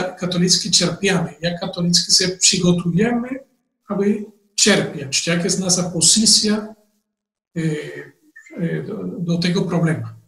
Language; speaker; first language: Polish; non-native, learner; Spanish